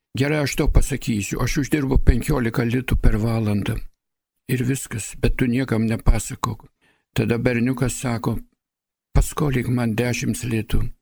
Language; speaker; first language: Lithuanian; early bilingual, heritage; Lithuanian